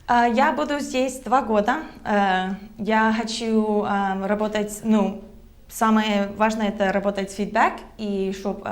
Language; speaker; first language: Russian; non-native, learner; English